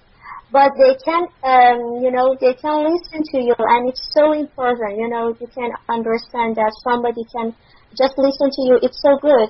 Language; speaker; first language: English; non-native, learner; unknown